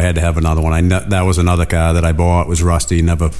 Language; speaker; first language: English; native; English